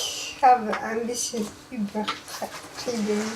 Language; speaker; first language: German; non-native, learner; French